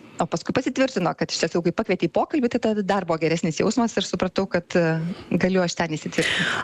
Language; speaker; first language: Lithuanian; native; Lithuanian